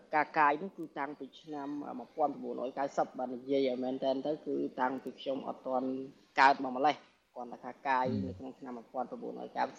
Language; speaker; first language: Khmer; native; Khmer